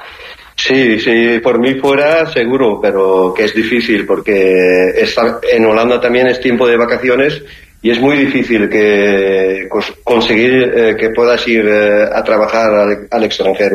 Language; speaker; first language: Spanish; early bilingual, heritage; Spanish